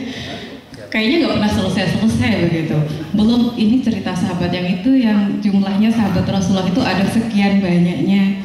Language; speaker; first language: Indonesian; native; Indonesian